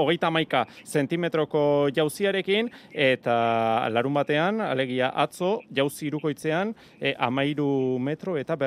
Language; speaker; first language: Basque; native; Basque